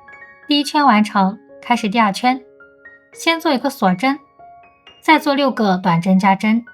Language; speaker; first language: Chinese; native; Chinese